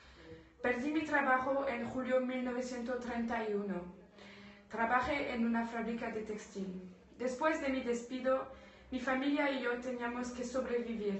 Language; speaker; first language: Spanish; non-native, learner; French